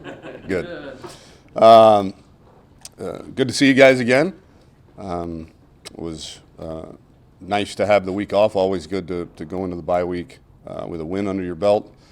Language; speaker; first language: English; native; English